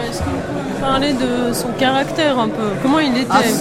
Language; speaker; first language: French; native; French